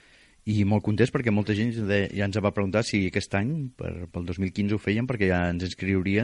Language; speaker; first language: Catalan; native; Catalan